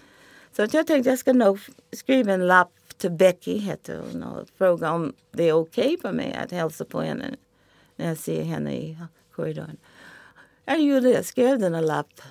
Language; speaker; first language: Swedish; non-native, fluent; English